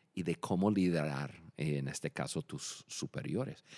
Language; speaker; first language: Spanish; non-native, fluent; English